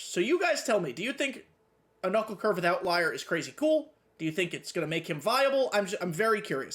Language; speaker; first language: English; native; English